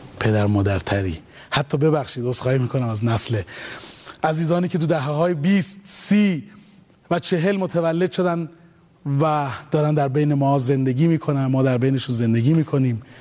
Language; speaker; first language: Persian; native; Persian